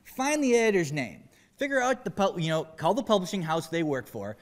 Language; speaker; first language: English; native; English